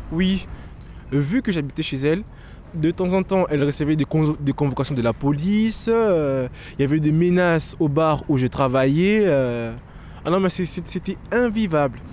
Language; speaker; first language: French; non-native, local second language; Lingala